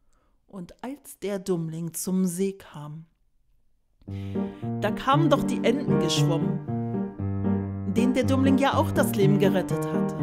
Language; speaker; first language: German; native; German